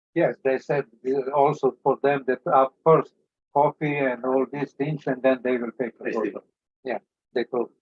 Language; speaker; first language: English; non-native, learner; Serbian